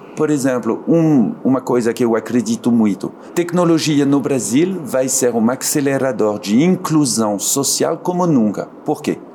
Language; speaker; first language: Portuguese; non-native, fluent; French